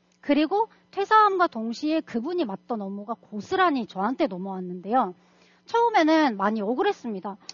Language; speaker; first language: Korean; non-native, fluent; Russian